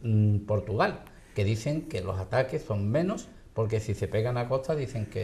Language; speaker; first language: Spanish; native; Spanish